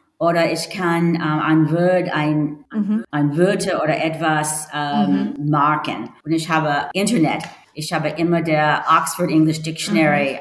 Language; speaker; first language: German; non-native, learner; English